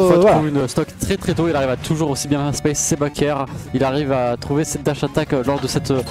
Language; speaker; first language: French; native; French